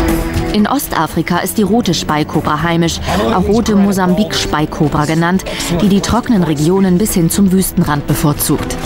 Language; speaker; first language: German; native; German